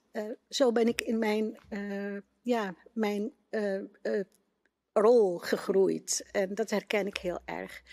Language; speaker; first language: Dutch; non-native, fluent; Arabic